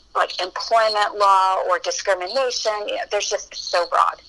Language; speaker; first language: English; early bilingual, other home language; Spanish